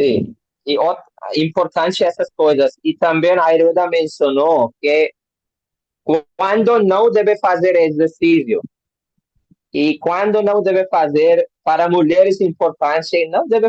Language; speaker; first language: Portuguese; non-native, learner; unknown